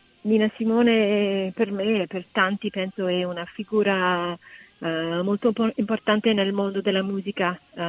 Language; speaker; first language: Italian; non-native, fluent; English